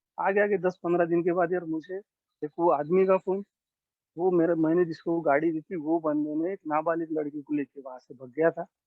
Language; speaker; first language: Hindi; non-native, local second language; Marathi